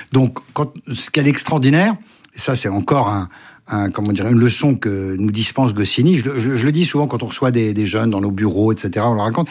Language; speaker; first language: French; native; French